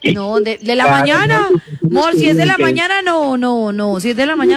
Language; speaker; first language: Spanish; native; Spanish